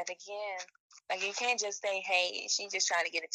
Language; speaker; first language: English; native; English